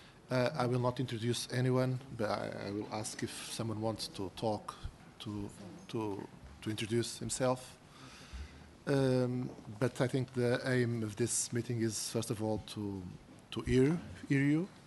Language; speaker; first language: English; non-native, fluent; Portuguese